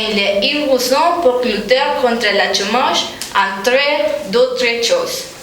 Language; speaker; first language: French; non-native, learner; Spanish